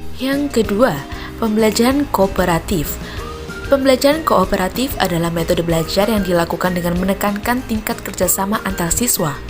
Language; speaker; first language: Indonesian; native; Indonesian